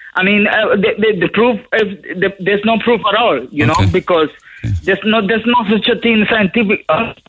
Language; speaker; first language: English; non-native, fluent; Spanish